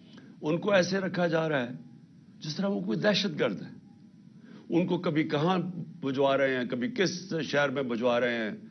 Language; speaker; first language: Urdu; native; Urdu